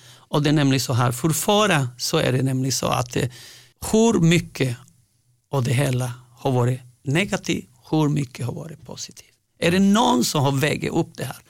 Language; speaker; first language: Swedish; non-native, fluent; Spanish